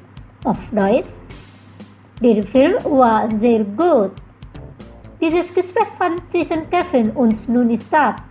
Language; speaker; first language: German; non-native, fluent; Indonesian